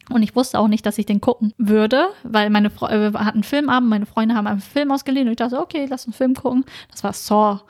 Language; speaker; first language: German; early bilingual, other home language; Vietnamese